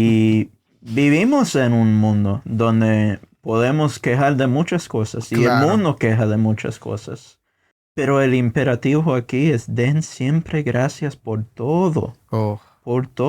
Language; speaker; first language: Spanish; non-native, fluent; English